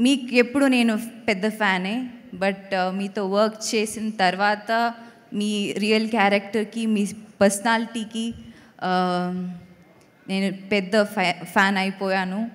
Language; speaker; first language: Telugu; non-native, learner; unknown